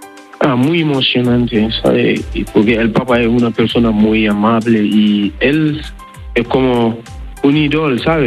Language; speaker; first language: Spanish; non-native, learner; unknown